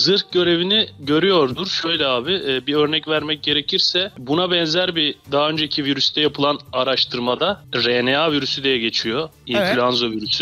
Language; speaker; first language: Turkish; native; Turkish